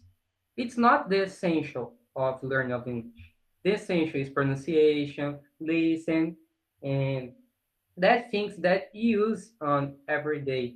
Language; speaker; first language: English; non-native, learner; Portuguese